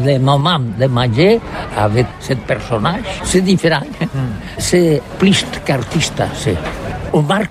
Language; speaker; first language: French; non-native, learner; Catalan